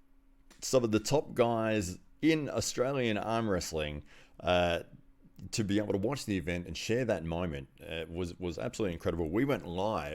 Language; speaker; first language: English; native; English